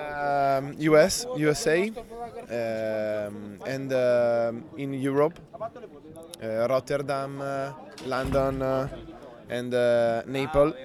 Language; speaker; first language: English; non-native, learner; Italian